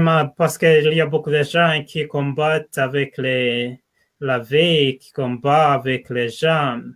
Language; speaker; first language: French; non-native, learner; English